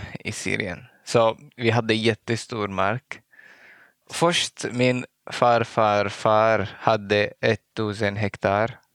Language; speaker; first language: Swedish; non-native, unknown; Arabic